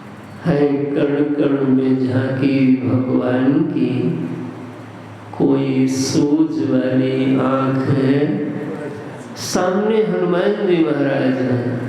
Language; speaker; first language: Hindi; native; Hindi